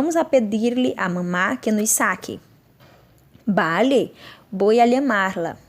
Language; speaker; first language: Spanish; non-native, fluent; Portuguese